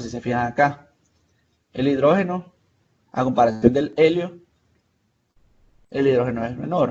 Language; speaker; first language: Spanish; native; Spanish